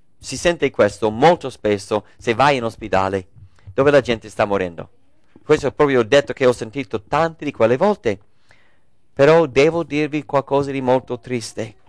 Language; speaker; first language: Italian; non-native, fluent; English